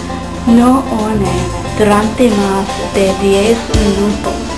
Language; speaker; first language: Spanish; non-native, learner; English